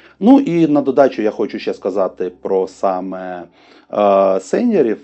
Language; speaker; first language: Ukrainian; non-native, local second language; Russian